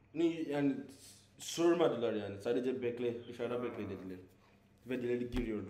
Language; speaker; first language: Turkish; non-native, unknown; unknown